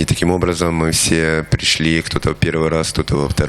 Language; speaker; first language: Russian; native; Russian